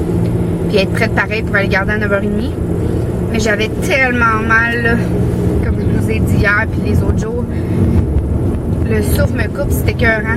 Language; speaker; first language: French; native; French